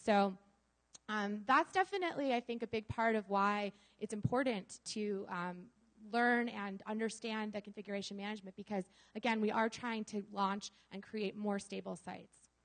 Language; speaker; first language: English; native; English